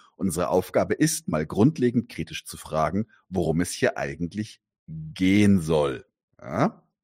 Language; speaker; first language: German; native; German